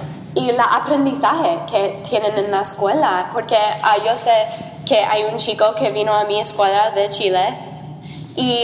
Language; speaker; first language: Spanish; non-native, learner; English